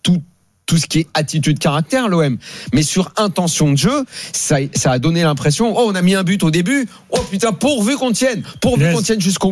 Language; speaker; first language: French; native; French